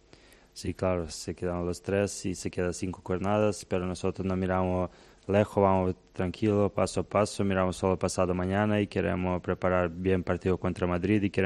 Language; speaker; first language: Spanish; non-native, learner; Serbian